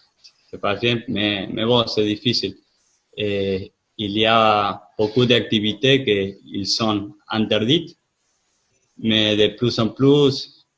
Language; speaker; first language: French; non-native, fluent; Spanish